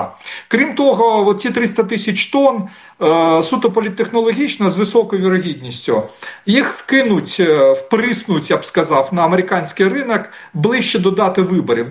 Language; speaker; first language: Ukrainian; native; Ukrainian